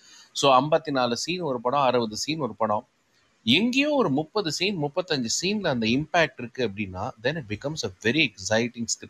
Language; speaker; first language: Tamil; native; Tamil